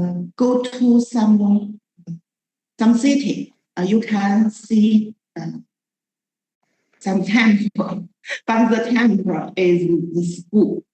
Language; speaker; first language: English; non-native, learner; Chinese